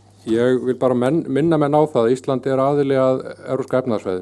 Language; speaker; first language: Icelandic; native; Icelandic